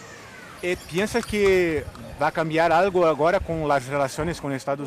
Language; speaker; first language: Spanish; non-native, fluent; Portuguese